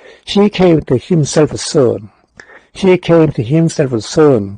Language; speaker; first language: English; non-native, fluent; Korean